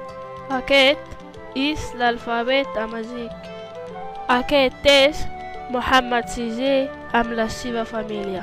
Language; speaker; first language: Catalan; non-native, learner; Berber languages